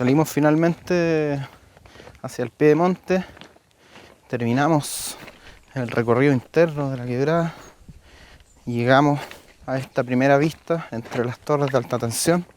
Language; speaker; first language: Spanish; native; Spanish